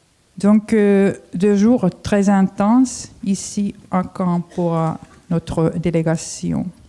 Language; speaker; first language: French; non-native, fluent; Finnish